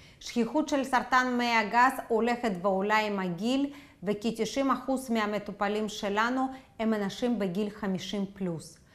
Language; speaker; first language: Hebrew; non-native, fluent; Russian